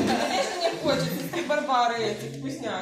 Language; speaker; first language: Russian; native; Russian